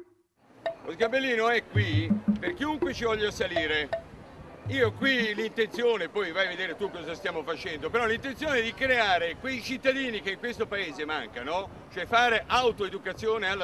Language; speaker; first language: Italian; native; Italian